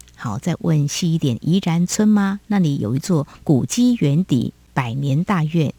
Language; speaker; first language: Chinese; native; Chinese